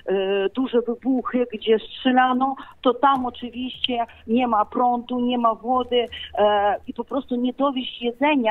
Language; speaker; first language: Polish; non-native, fluent; Ukrainian